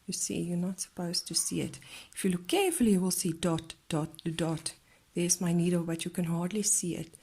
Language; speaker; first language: English; non-native, local second language; Afrikaans